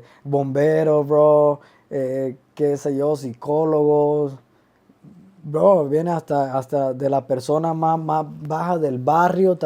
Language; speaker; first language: Spanish; early bilingual, other home language; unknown